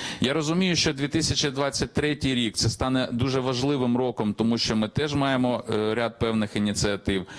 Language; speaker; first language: Ukrainian; native; Ukrainian